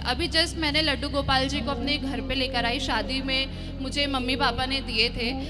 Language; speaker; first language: Hindi; native; Hindi